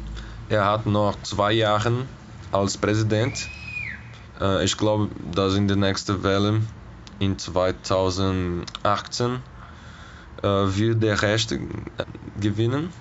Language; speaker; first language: German; non-native, fluent; Portuguese